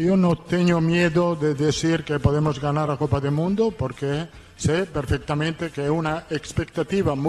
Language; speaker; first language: Portuguese; non-native, learner; Italian